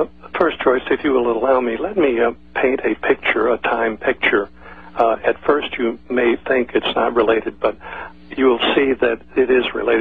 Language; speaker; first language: English; native; English